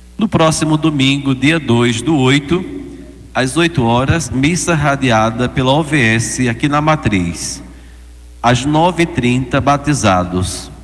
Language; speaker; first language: Portuguese; native; Portuguese